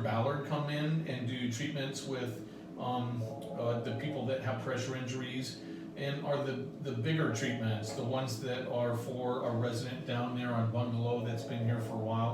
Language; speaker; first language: English; native; English